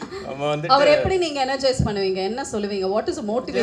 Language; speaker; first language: Tamil; native; Tamil